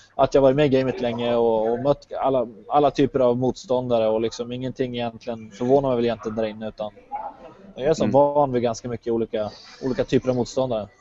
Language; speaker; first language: Swedish; native; Swedish